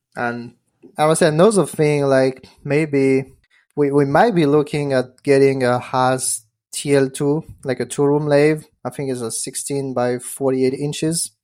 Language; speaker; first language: English; non-native, fluent; French